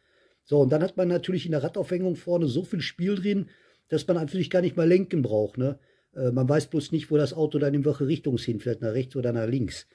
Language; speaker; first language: German; native; German